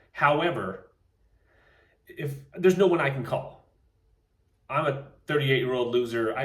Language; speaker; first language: English; native; English